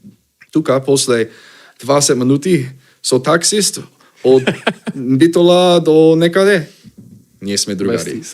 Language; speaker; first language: Macedonian; non-native, learner; English